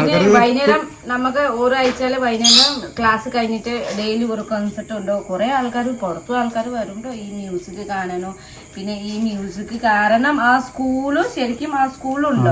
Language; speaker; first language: Malayalam; non-native, fluent; Nepali